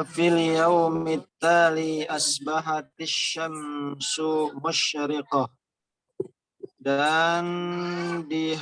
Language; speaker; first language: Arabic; non-native, learner; Indonesian